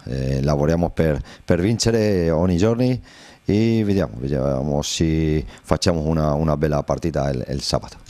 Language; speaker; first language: Italian; non-native, learner; Spanish